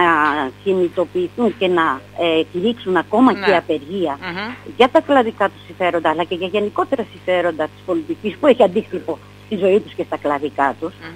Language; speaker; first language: Greek; native; Greek